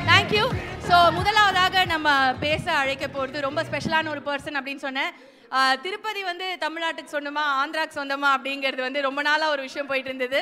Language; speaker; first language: Tamil; native; Tamil